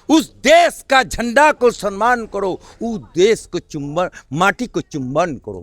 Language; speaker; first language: Hindi; non-native, local second language; Bangla